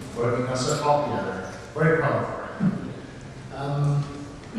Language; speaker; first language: English; non-native, fluent; Swiss German